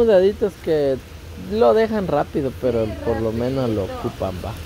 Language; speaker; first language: Spanish; native; Spanish